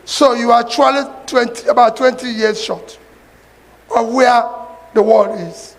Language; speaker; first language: English; non-native, local second language; Igbo